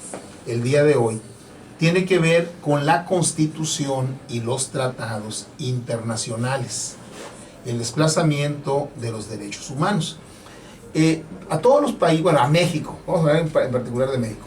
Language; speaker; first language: Spanish; native; Spanish